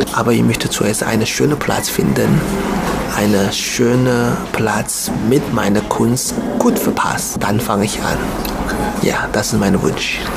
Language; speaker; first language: German; non-native, learner; Chinese